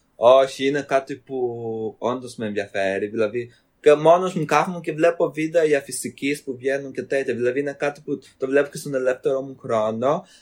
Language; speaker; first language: Greek; early bilingual, other home language; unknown